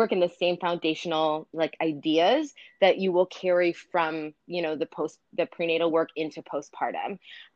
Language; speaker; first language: English; native; English